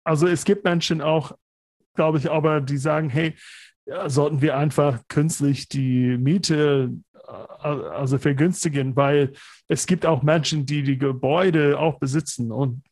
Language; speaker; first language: German; non-native, fluent; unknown